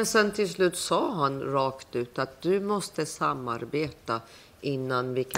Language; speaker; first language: Swedish; non-native, fluent; Persian